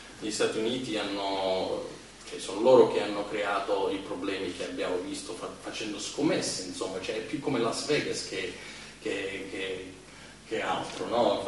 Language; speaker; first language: Italian; non-native, fluent; English